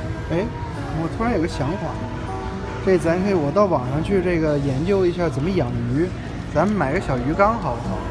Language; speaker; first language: Chinese; native; Chinese